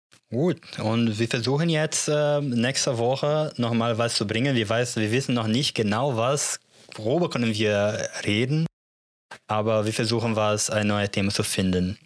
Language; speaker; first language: German; non-native, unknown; Portuguese